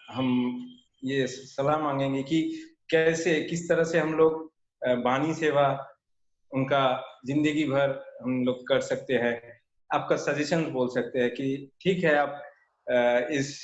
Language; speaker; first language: Hindi; native; Hindi